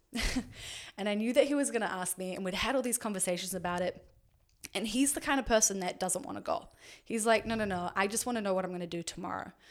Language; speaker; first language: English; native; English